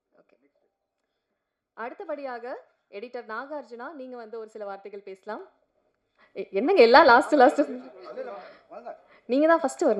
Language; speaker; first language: Tamil; native; Tamil